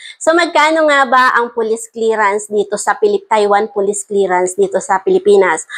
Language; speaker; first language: Filipino; native; Filipino